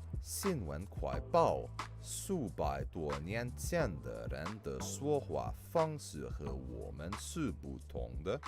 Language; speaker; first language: Chinese; non-native, learner; English